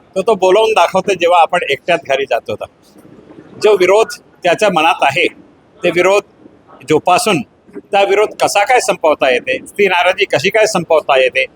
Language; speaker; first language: Marathi; non-native, local second language; Hindi